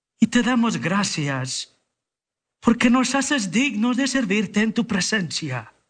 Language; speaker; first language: Spanish; early bilingual, heritage; Spanish